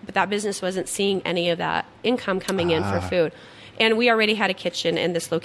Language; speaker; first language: English; native; English